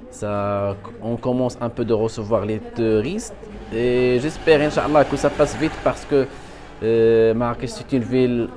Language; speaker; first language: French; non-native, local second language; Arabic